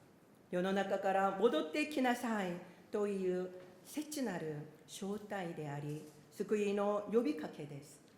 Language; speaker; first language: Japanese; non-native, fluent; Korean